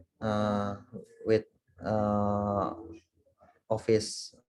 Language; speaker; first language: English; non-native, learner; Indonesian